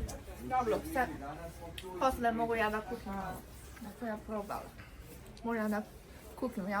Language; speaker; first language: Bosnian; non-native, learner; Chinese